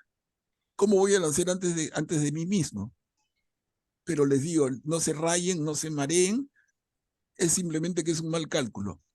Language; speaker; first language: Spanish; native; Spanish